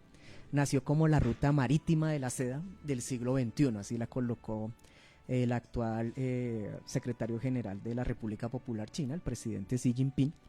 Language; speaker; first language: Spanish; native; Spanish